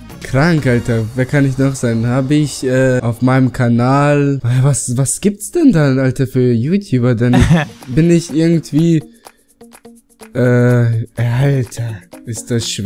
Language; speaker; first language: German; native; German